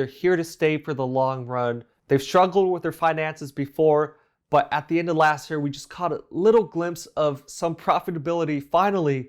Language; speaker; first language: English; native; English